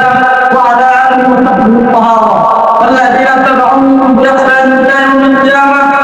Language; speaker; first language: Arabic; non-native, learner; Bangla